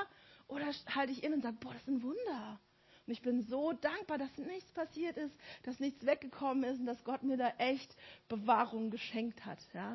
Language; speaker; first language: German; native; German